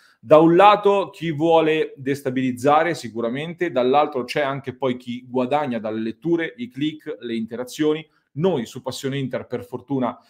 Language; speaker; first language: Italian; native; Italian